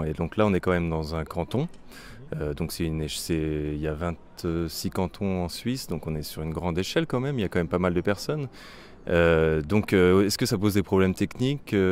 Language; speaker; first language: French; native; French